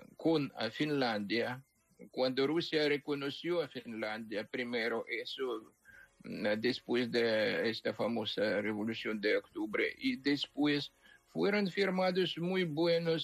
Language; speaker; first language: Spanish; non-native, fluent; Ukrainian